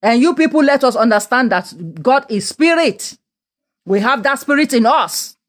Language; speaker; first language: English; non-native, local second language; Yoruba